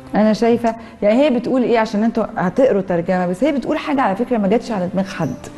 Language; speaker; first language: Egyptian Arabic; native; Egyptian Arabic